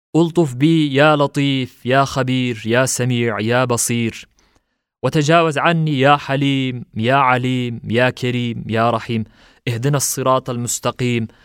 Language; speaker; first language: Arabic; non-native, fluent; Turkish